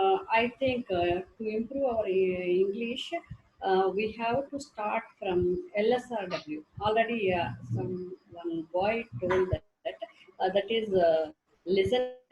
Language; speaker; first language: English; non-native, learner; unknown